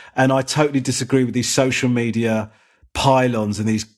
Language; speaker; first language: English; native; English